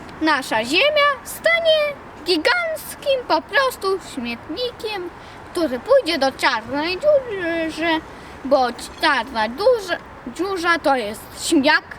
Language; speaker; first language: Polish; early bilingual, other home language; Russian